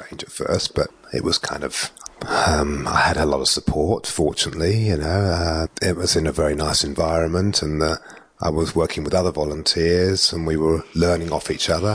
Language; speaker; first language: English; native; English